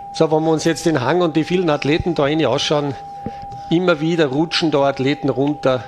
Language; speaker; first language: German; native; German